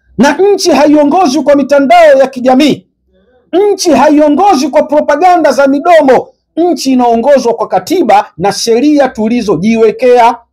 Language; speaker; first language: Swahili; native; Swahili